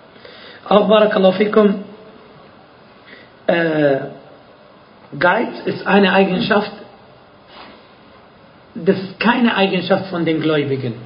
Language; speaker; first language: German; non-native, fluent; Arabic